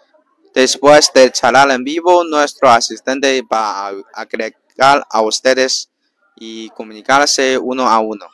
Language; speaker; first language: Spanish; non-native, learner; Chinese